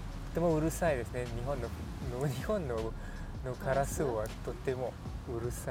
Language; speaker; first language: Japanese; non-native, learner; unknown